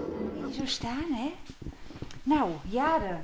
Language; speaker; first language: Dutch; native; Dutch